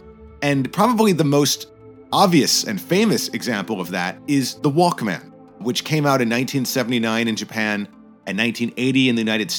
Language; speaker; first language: English; native; English